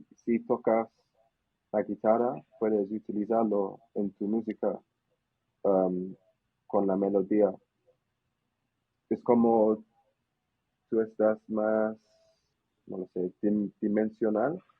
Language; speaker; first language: Spanish; non-native, learner; English